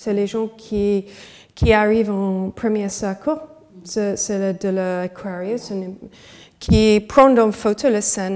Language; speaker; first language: French; non-native, fluent; English